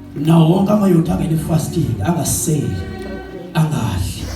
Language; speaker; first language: Zulu; non-native, local second language; Xhosa